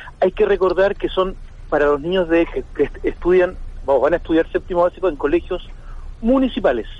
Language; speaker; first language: Spanish; native; Spanish